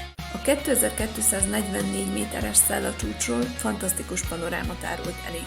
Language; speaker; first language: Hungarian; native; Hungarian